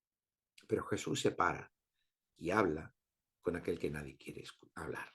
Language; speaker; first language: Spanish; native; Spanish